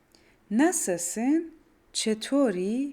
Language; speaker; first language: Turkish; non-native, fluent; Persian